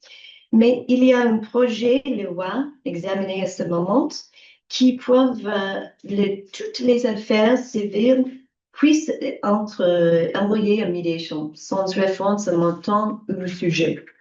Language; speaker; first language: French; non-native, learner; English